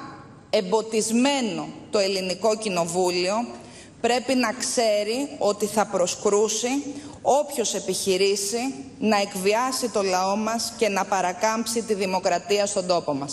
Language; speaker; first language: Greek; native; Greek